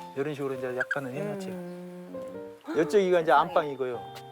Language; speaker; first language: Korean; native; Korean